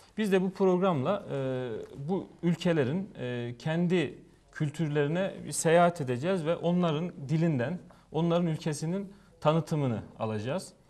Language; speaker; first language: Turkish; native; Turkish